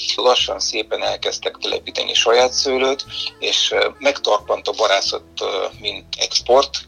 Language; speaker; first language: Hungarian; non-native, fluent; Bulgarian